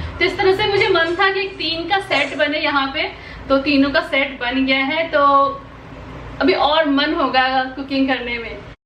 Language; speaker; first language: Hindi; non-native, local second language; Bangla